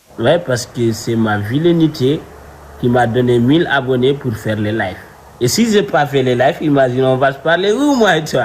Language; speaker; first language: French; non-native, local second language; Fula